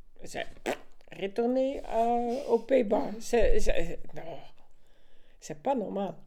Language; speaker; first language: French; non-native, learner; Dutch